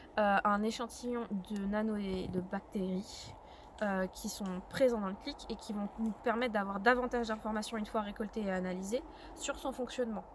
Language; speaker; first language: French; native; French